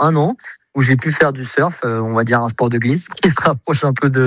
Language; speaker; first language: French; native; French